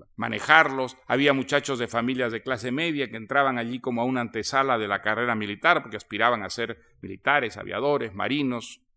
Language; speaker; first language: Spanish; native; Spanish